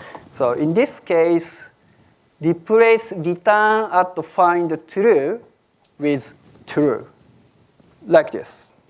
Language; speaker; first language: English; non-native, fluent; Japanese